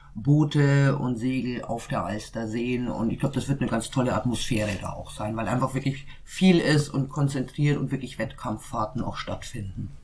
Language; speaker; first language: German; native; German